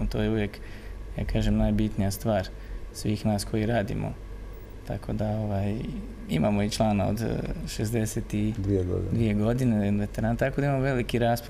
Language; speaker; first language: Croatian; native; Croatian